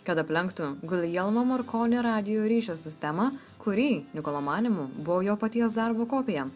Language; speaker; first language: Lithuanian; native; Lithuanian